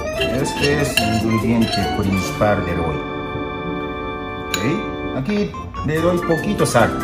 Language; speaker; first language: Spanish; non-native, learner; Japanese